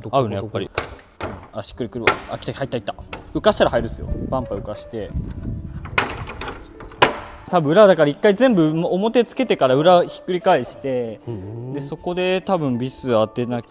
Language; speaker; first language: Japanese; native; Japanese